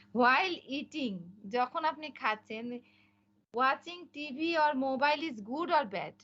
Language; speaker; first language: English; non-native, learner; Bangla